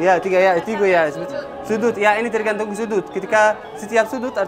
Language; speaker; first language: Indonesian; non-native, learner; Arabic